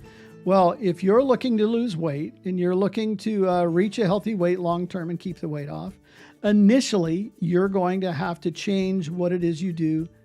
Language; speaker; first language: English; native; English